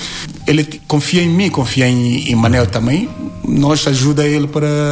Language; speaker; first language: Portuguese; non-native, learner; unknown